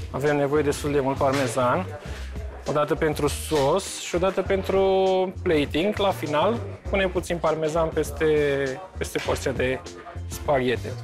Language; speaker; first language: Romanian; native; Romanian